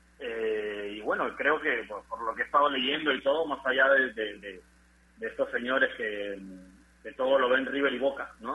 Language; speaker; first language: Spanish; native; Spanish